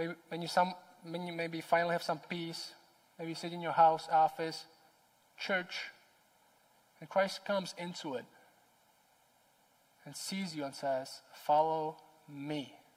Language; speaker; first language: English; non-native, fluent; Czech